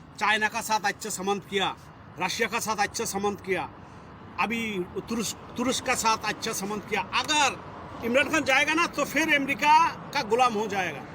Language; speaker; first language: Hindi; non-native, fluent; Bangla